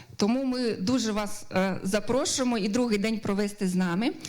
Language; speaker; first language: Ukrainian; native; Ukrainian